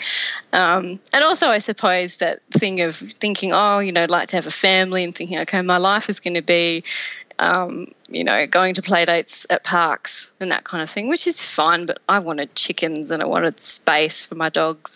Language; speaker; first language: English; native; English